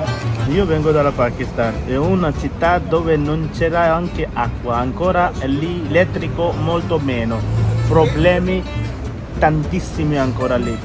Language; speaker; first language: Italian; non-native, learner; Urdu